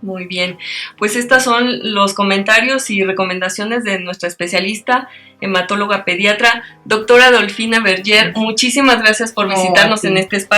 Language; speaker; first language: Spanish; native; Spanish